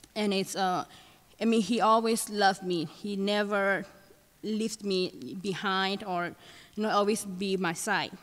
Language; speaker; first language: English; non-native, fluent; Thai